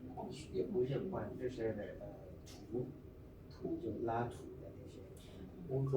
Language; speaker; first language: Chinese; non-native, fluent; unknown